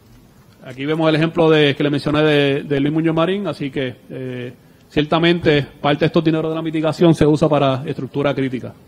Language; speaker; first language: Spanish; native; Spanish